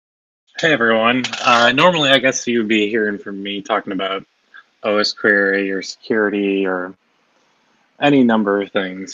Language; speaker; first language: English; native; English